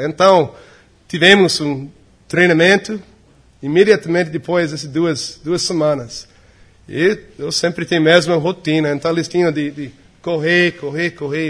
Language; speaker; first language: Portuguese; non-native, fluent; English